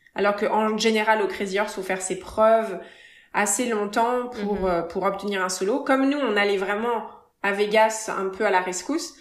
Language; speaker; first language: French; native; French